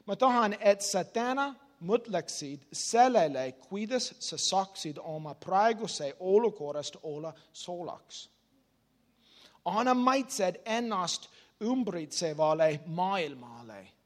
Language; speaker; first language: Estonian; non-native, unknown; English